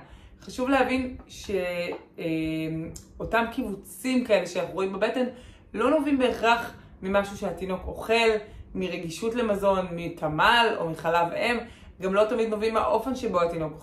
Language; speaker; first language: Hebrew; native; Hebrew